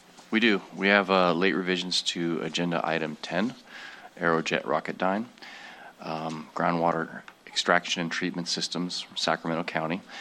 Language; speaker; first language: English; early bilingual, other home language; Spanish